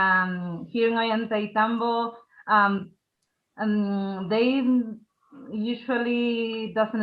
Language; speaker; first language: English; non-native, learner; Spanish